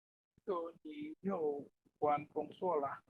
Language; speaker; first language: Chinese; non-native, learner; Bangla